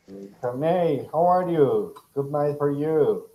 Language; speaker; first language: English; non-native, fluent; Spanish